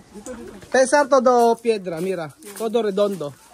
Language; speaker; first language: Spanish; non-native, learner; Filipino